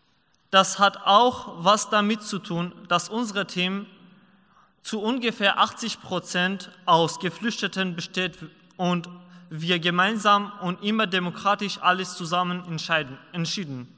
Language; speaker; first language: German; non-native, learner; Persian